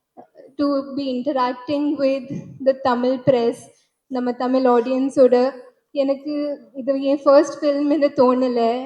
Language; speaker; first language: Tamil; non-native, learner; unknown